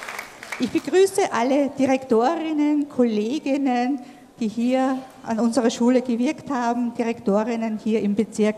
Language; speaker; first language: German; native; German